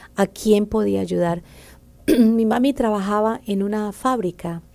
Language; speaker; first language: Spanish; native; Spanish